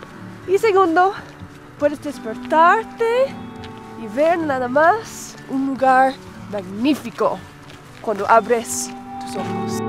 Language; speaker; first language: Spanish; non-native, learner; English